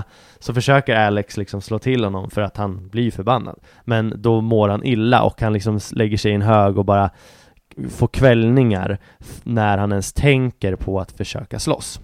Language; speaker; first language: Swedish; native; Swedish